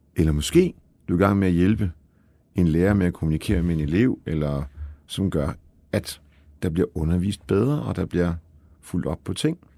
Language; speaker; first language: Danish; early bilingual, other home language; Polish